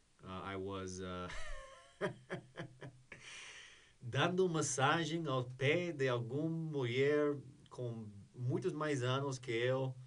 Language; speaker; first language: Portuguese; non-native, learner; English